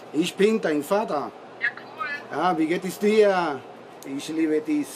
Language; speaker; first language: German; non-native, learner; Spanish